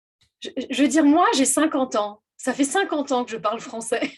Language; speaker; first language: French; native; French